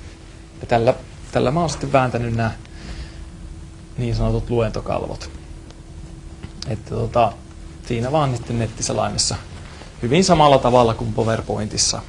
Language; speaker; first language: Finnish; native; Finnish